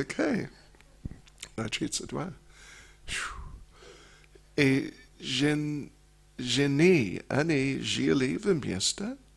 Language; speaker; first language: Russian; non-native, learner; English